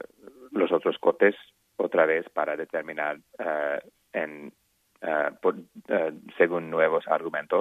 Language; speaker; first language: Spanish; non-native, learner; English